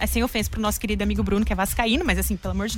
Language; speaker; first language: Portuguese; native; Portuguese